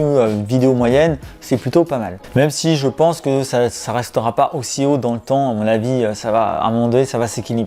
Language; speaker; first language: French; native; French